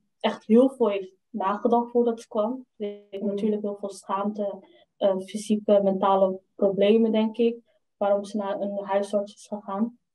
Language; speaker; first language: Dutch; early bilingual, other home language; Somali